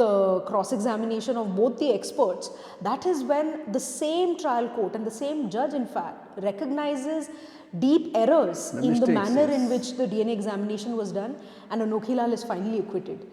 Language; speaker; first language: English; non-native, local second language; Hindi